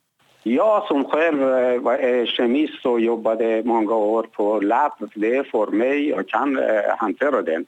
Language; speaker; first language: Swedish; non-native, learner; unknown